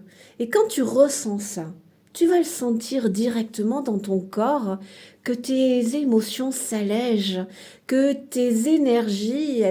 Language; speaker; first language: French; native; French